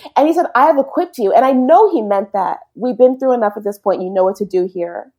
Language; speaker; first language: English; native; English